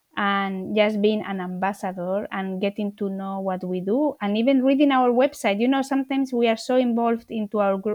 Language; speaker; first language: English; non-native, fluent; Spanish